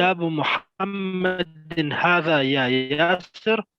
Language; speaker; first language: Arabic; non-native, learner; Pashto